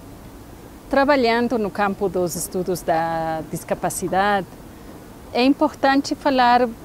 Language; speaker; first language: Portuguese; non-native, fluent; Spanish